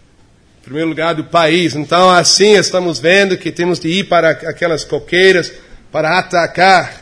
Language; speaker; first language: Portuguese; non-native, fluent; English